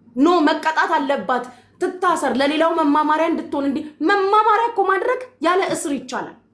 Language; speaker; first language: Amharic; native; Amharic